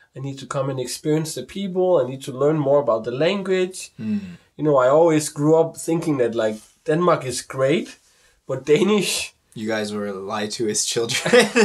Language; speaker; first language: English; non-native, fluent; Danish